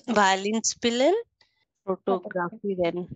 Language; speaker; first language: German; non-native, learner; Bangla